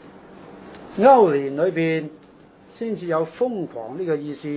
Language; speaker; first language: Chinese; non-native, local second language; Cantonese